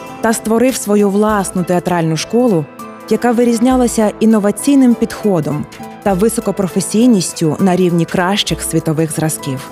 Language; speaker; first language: Ukrainian; native; Ukrainian